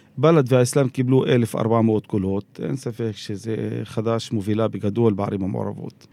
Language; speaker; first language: Hebrew; non-native, local second language; Arabic